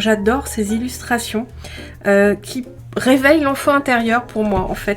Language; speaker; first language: French; native; French